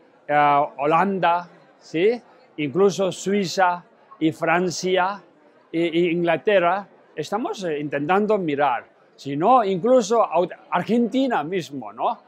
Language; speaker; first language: Spanish; non-native, learner; Tibetan